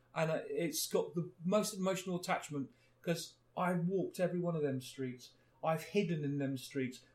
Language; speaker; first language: English; native; English